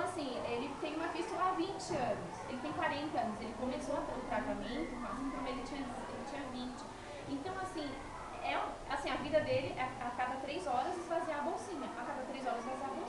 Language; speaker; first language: Portuguese; native; Portuguese